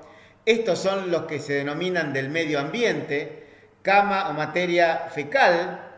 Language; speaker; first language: Spanish; native; Spanish